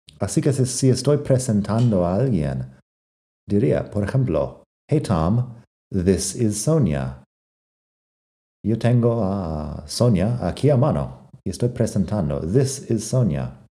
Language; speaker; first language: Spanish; non-native, fluent; English